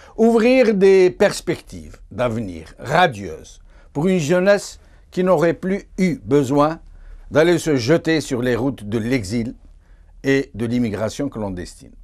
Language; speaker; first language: French; non-native, local second language; Arabic